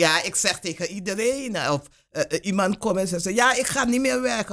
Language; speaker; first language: Dutch; non-native, local second language; Papiamento